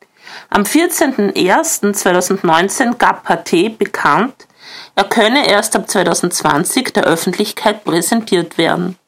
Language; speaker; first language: German; native; German